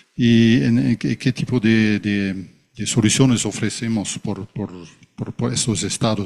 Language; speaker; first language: Spanish; non-native, fluent; Dutch